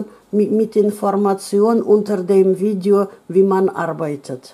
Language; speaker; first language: German; non-native, learner; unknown